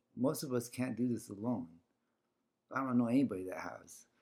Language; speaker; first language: English; early bilingual, other home language; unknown